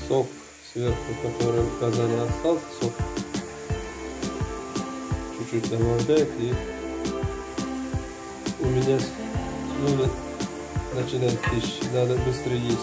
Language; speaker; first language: Russian; non-native, local second language; Uzbek